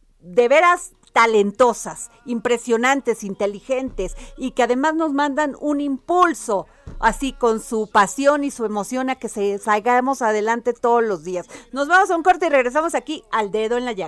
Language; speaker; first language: Spanish; native; Spanish